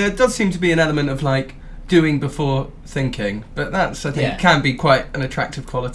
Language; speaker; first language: English; native; English